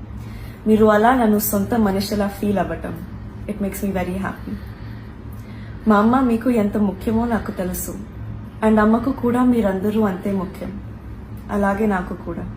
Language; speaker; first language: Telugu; non-native, learner; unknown